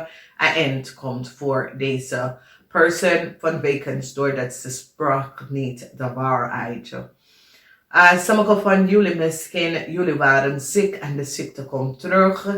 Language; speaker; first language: Dutch; non-native, learner; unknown